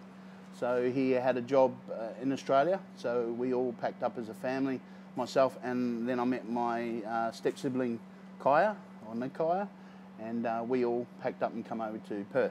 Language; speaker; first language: English; native; English